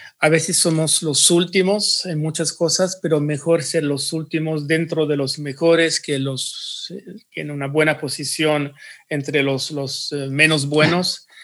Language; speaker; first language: Spanish; early bilingual, heritage; Spanish